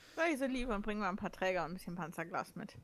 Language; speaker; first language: German; native; German